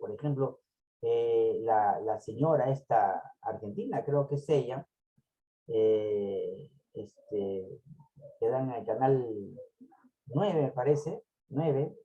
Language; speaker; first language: Spanish; native; Spanish